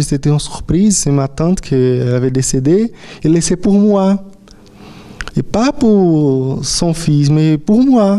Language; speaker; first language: French; non-native, fluent; Portuguese